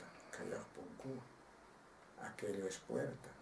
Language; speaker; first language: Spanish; non-native, local second language; Aymara